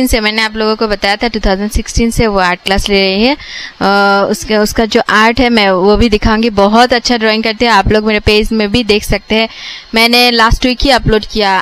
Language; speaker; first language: Hindi; non-native, local second language; Bangla